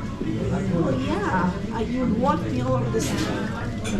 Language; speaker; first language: English; native; English